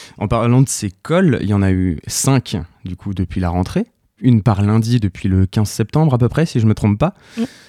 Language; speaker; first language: French; native; French